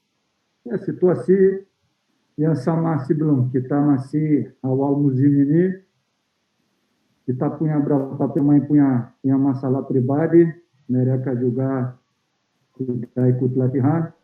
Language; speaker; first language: Indonesian; non-native, fluent; Portuguese